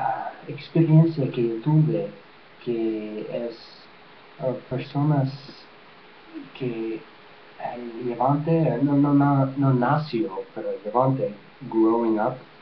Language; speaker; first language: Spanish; non-native, learner; English